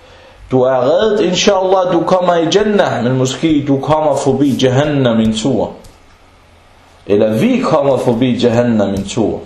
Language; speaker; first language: Danish; non-native, local second language; Arabic